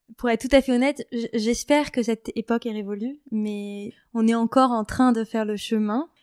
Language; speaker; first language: French; native; French